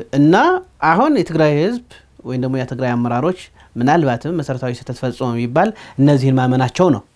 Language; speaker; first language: Amharic; non-native, local second language; Tigrinya